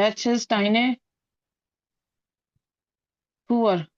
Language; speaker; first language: German; non-native, learner; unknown